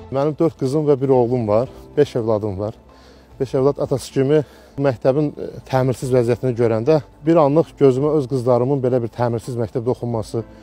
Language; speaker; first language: Azerbaijani; native; Azerbaijani